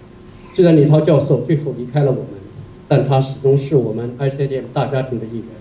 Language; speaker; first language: Chinese; native; Chinese